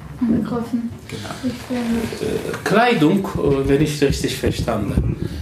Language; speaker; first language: German; non-native, learner; Turkish